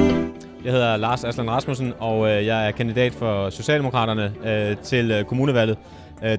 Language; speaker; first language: Danish; early bilingual, other home language; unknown